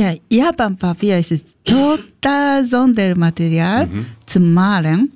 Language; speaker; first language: German; non-native, learner; Japanese